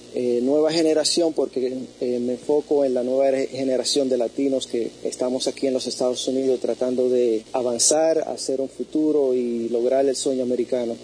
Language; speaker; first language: Spanish; early bilingual, heritage; Spanish